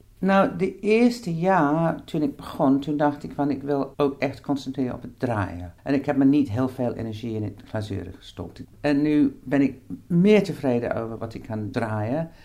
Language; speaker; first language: Dutch; non-native, fluent; English